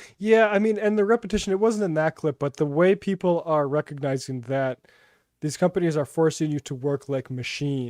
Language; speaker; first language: English; native; English